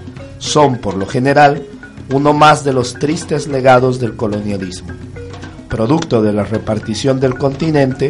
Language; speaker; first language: Spanish; native; Spanish